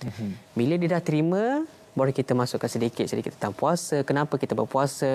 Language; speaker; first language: Malay; native; Malay